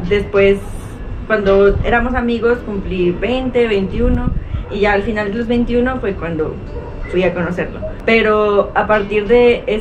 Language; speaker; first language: Spanish; native; Spanish